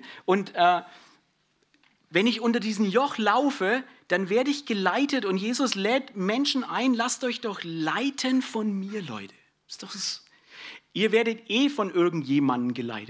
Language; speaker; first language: German; native; German